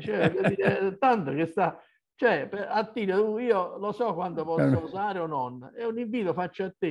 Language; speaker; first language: Italian; native; Italian